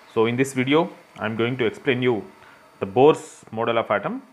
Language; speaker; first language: English; non-native, local second language; Telugu